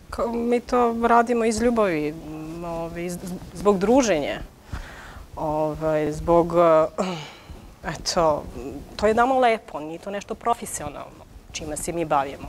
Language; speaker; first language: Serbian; non-native, fluent; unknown